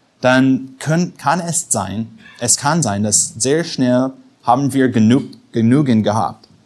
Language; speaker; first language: German; non-native, fluent; English